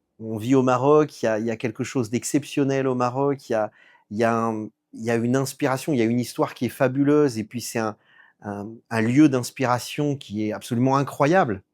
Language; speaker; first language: French; native; French